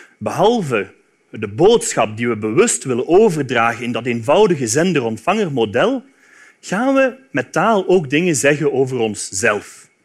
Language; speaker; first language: Dutch; native; Dutch